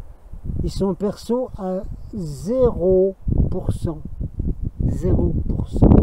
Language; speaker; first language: French; native; French